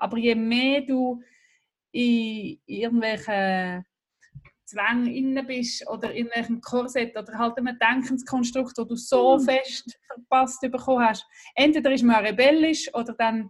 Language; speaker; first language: German; native; German